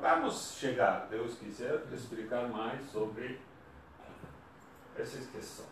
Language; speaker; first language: Portuguese; non-native, learner; Persian